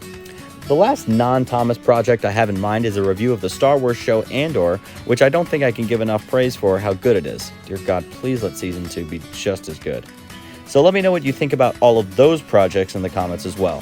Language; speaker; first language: English; native; English